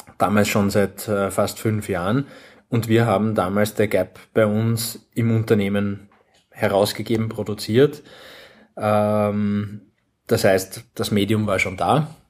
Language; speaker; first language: German; native; German